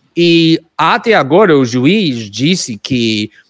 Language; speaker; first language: Portuguese; non-native, fluent; English